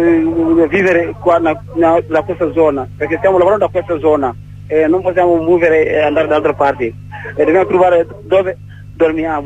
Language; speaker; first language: Italian; non-native, learner; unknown